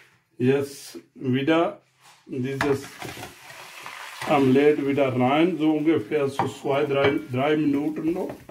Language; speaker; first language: German; non-native, learner; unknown